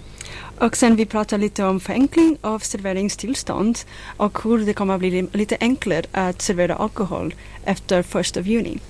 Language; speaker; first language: Swedish; non-native, fluent; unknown